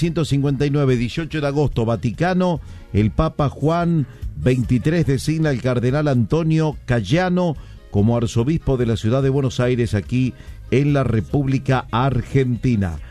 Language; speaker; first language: Spanish; native; Spanish